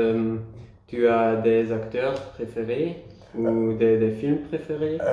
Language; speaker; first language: French; non-native, learner; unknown